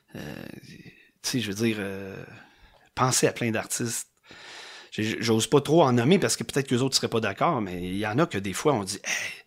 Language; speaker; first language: French; native; French